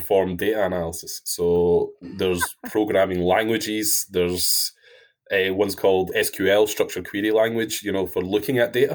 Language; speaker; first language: English; native; English